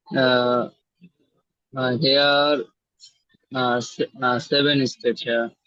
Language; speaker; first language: English; non-native, learner; Bangla